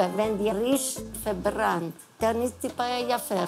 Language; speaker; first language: German; non-native, learner; Spanish